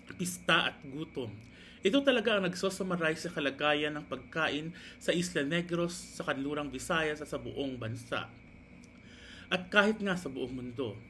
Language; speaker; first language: Filipino; non-native, local second language; Hiligaynon